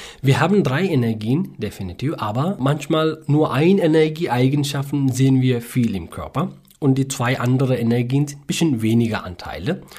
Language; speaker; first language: German; non-native, learner; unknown